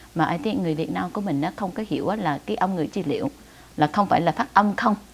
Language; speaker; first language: Vietnamese; early bilingual, heritage; Vietnamese